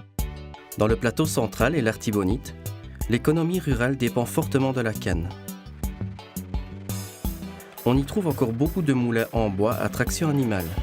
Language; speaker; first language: French; native; French